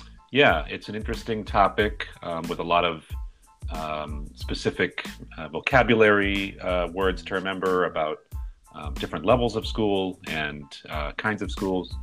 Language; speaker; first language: English; native; English